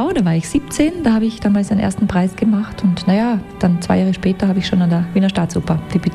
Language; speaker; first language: German; native; German